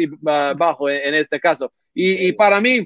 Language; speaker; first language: Spanish; non-native, learner; English